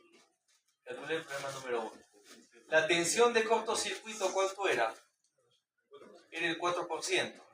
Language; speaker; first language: Spanish; native; Spanish